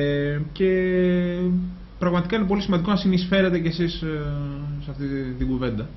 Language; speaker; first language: Greek; native; Greek